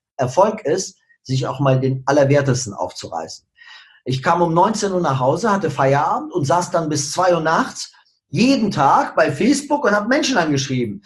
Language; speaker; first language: German; early bilingual, other home language; Russian